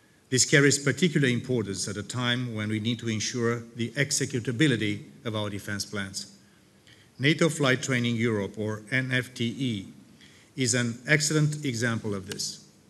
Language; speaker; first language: English; non-native, fluent; Romanian